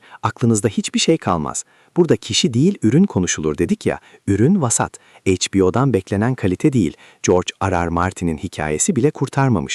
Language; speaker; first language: Turkish; native; Turkish